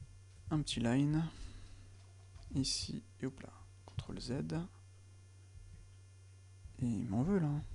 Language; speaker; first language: French; native; French